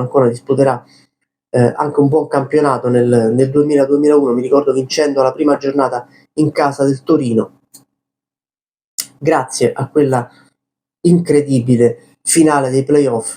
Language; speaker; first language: Italian; native; Italian